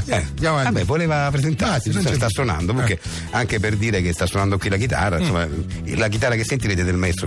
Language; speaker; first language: Italian; native; Italian